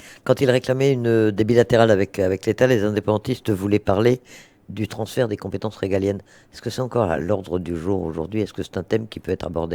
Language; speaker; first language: French; native; French